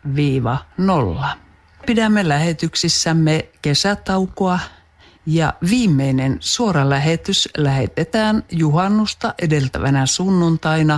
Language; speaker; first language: Finnish; native; Finnish